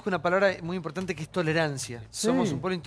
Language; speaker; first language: Spanish; native; Spanish